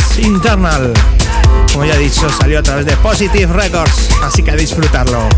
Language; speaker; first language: Spanish; native; Spanish